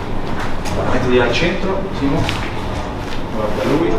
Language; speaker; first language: Italian; native; Italian